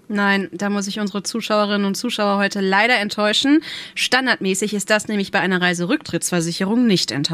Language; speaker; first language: German; native; German